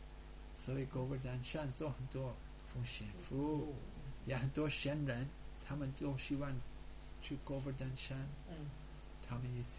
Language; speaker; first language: Chinese; non-native, fluent; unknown